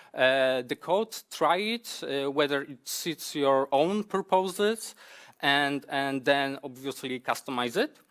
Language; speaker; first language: English; non-native, fluent; Polish